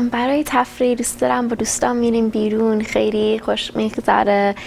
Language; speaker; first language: Persian; early bilingual, heritage; Persian